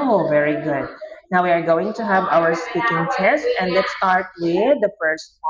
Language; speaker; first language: English; non-native, fluent; Vietnamese